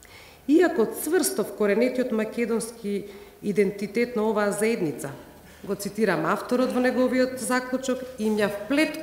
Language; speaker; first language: Macedonian; native; Macedonian